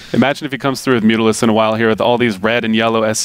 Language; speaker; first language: English; native; English